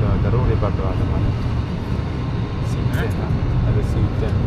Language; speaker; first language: Arabic; non-native, learner; Filipino